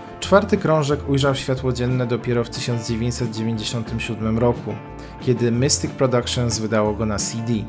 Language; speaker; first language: Polish; native; Polish